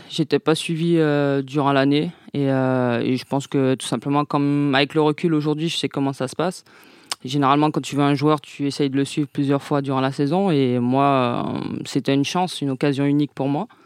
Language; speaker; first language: French; non-native, local second language; Guadeloupean Creole French